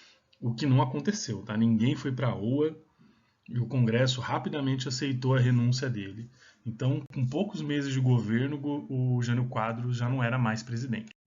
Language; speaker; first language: Portuguese; native; Portuguese